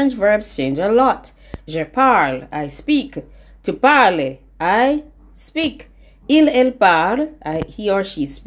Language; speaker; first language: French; non-native, learner; English